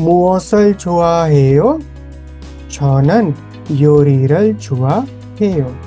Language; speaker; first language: Korean; non-native, fluent; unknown